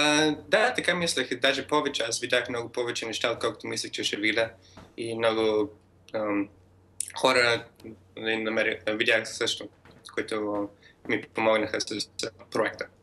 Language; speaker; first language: Bulgarian; early bilingual, heritage; Bulgarian